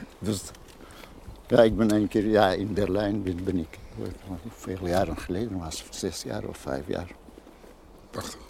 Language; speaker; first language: Dutch; non-native, fluent; Kurdish